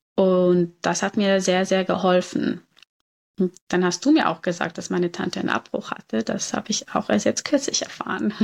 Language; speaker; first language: German; native; German